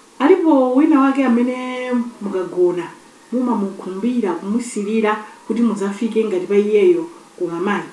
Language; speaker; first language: Nyanja; native; Nyanja